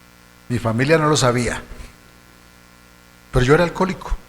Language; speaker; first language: Spanish; native; Spanish